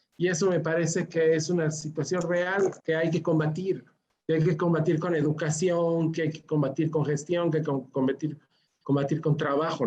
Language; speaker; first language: Spanish; native; Spanish